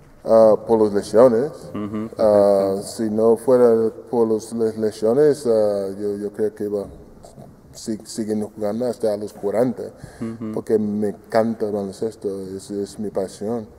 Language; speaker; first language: Spanish; non-native, fluent; English